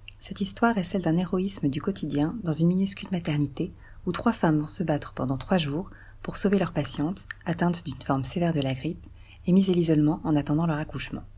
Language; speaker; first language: French; native; French